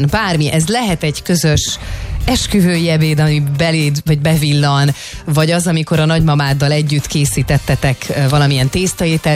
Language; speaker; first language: Hungarian; native; Hungarian